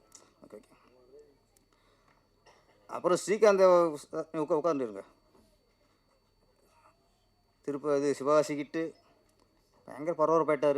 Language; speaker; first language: Tamil; native; Tamil